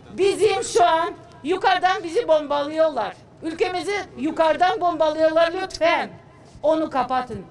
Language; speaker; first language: Turkish; non-native, fluent; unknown